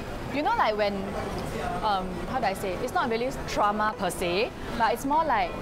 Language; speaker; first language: English; non-native, local second language; Chinese